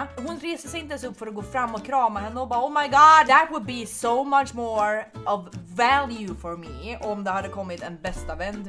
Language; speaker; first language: Swedish; native; Swedish